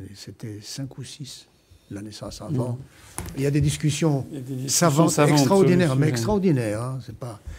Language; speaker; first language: French; non-native, fluent; Greek